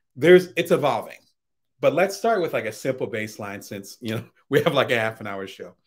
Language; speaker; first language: English; native; English